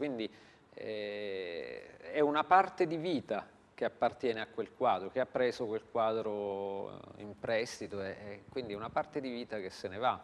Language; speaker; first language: Italian; native; Italian